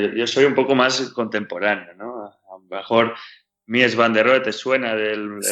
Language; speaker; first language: Spanish; native; Spanish